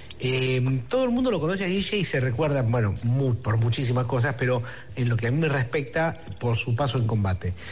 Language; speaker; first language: Spanish; native; Spanish